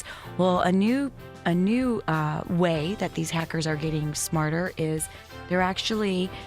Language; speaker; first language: English; native; English